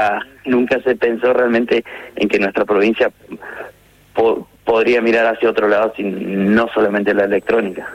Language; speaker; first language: Spanish; native; Spanish